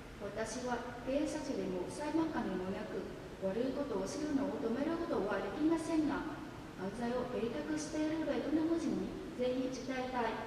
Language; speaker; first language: Japanese; non-native, fluent; Vietnamese